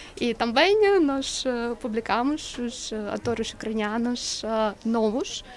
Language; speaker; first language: Portuguese; non-native, learner; Ukrainian